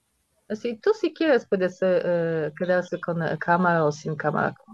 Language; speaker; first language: Spanish; non-native, fluent; Polish